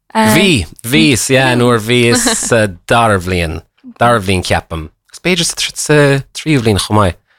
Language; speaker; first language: Irish; non-native, local second language; English